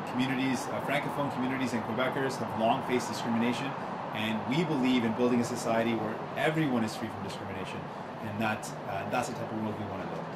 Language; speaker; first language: English; native; English